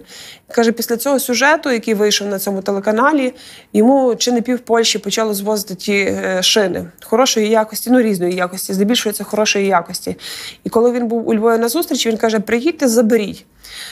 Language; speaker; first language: Ukrainian; native; Ukrainian